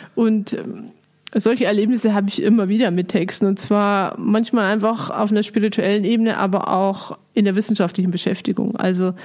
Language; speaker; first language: German; native; German